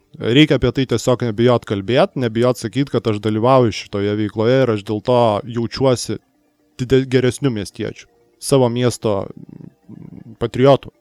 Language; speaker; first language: Lithuanian; native; Lithuanian